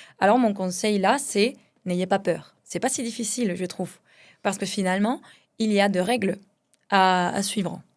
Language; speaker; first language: French; non-native, fluent; Spanish